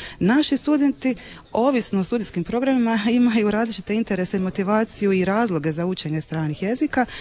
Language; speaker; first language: Croatian; native; Croatian